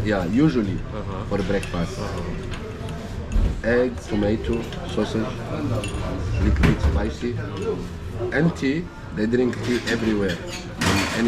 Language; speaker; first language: English; non-native, learner; Turkish